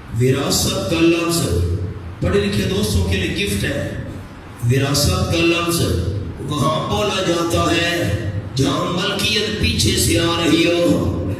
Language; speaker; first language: Urdu; non-native, local second language; Pashto